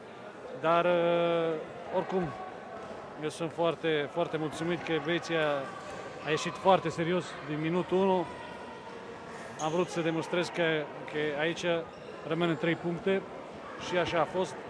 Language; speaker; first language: Romanian; non-native, fluent; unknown